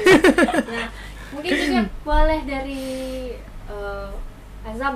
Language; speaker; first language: Indonesian; native; Indonesian